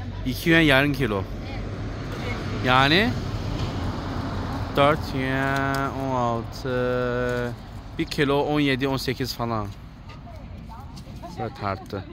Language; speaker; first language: Turkish; non-native, learner; Chinese